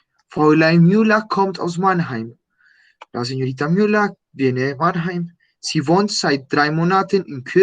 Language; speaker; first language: German; non-native, learner; Spanish